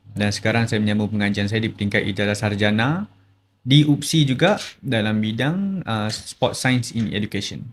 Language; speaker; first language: Malay; native; Malay